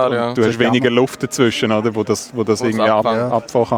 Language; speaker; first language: German; native; German